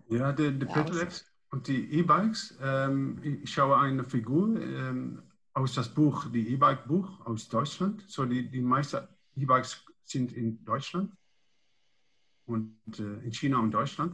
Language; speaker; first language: German; non-native, learner; Dutch